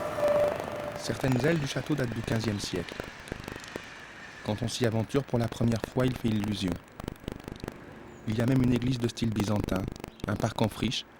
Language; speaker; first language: French; native; French